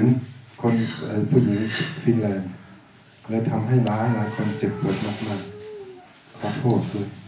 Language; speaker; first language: Thai; non-native, fluent; German